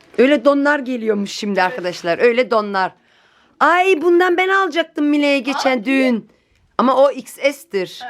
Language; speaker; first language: Turkish; native; Turkish